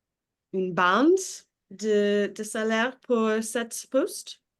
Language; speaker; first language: French; non-native, learner; English